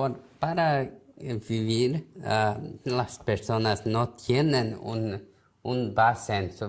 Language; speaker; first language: Spanish; non-native, learner; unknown